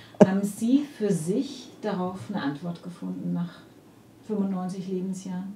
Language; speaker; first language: German; native; German